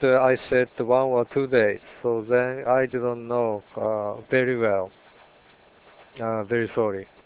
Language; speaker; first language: English; non-native, learner; Japanese